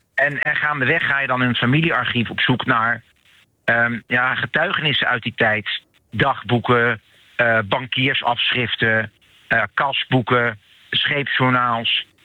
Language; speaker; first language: Dutch; native; Dutch